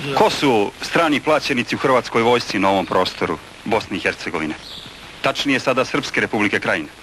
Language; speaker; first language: Croatian; native; Croatian